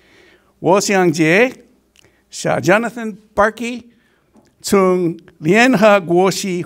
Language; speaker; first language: Chinese; non-native, learner; English